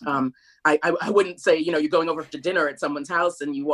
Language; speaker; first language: English; native; English